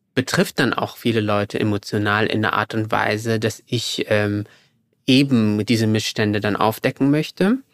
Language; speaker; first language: German; early bilingual, other home language; Arabic